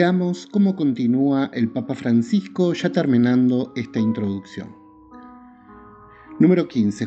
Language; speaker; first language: Spanish; native; Spanish